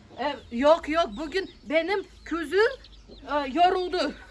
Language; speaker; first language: Turkish; non-native, learner; Russian